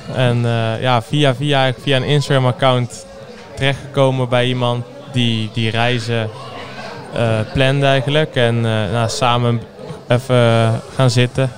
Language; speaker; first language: Dutch; native; Dutch